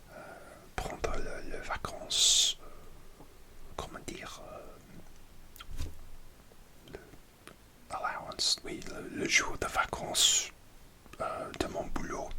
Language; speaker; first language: French; non-native, learner; English